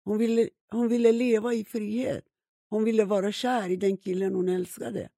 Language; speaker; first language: Swedish; non-native, fluent; Persian